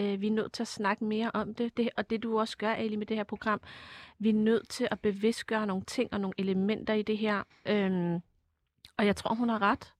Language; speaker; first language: Danish; early bilingual, other home language; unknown